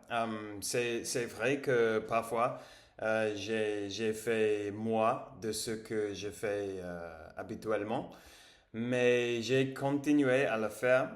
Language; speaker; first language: French; non-native, learner; English